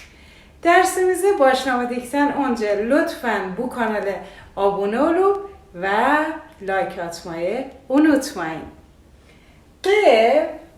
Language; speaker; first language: Turkish; non-native, fluent; Persian